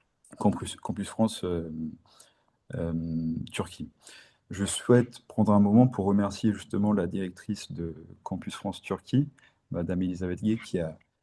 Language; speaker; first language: French; non-native, fluent; Turkish